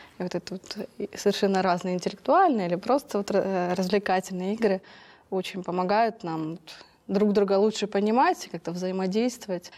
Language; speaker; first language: Russian; native; Russian